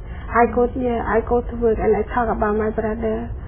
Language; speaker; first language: English; non-native, learner; Khmer